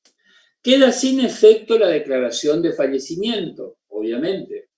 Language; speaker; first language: Spanish; native; Spanish